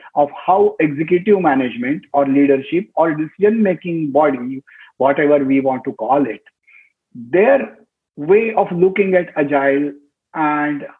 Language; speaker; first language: English; non-native, local second language; Marathi